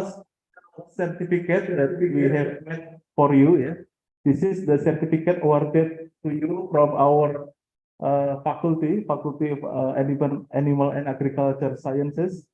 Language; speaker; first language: English; non-native, fluent; Indonesian